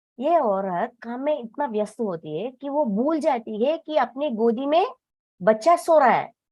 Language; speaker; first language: Hindi; non-native, local second language; Telugu